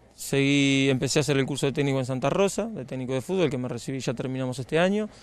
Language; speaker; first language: Spanish; native; Spanish